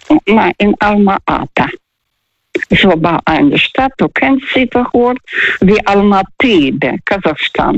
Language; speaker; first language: German; non-native, fluent; Russian